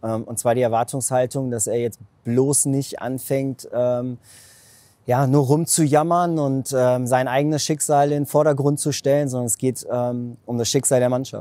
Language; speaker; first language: German; native; German